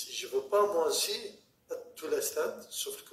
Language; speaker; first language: French; non-native, learner; Arabic